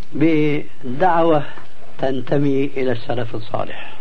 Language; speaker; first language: Arabic; early bilingual, other home language; Albanian